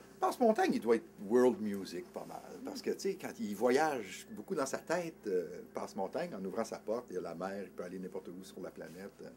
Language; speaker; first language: French; native; French